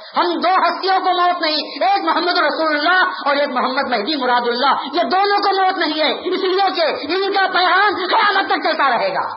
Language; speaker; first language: Urdu; native; Urdu